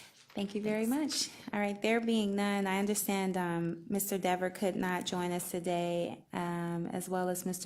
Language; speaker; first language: English; native; English